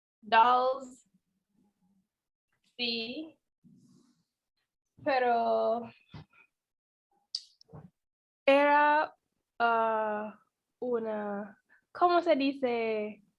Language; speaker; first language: Spanish; non-native, learner; English